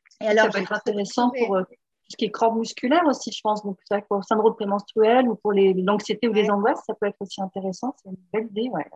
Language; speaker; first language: French; native; French